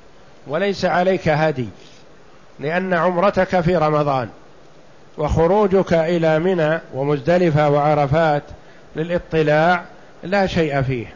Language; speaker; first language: Arabic; native; Arabic